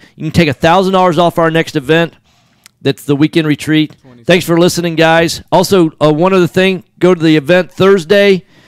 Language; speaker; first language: English; native; English